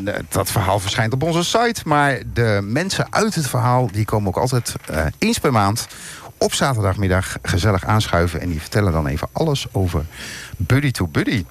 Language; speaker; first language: Dutch; native; Dutch